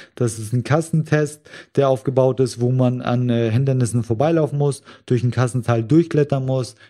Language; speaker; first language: German; early bilingual, other home language; Russian